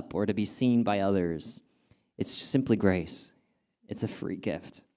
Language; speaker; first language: English; native; English